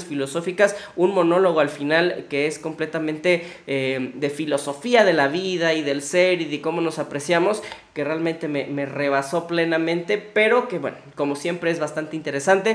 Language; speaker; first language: Spanish; native; Spanish